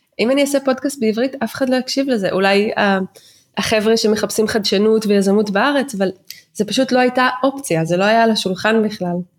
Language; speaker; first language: Hebrew; native; Hebrew